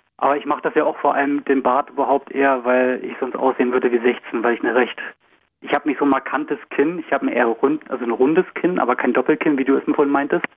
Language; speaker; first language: German; native; German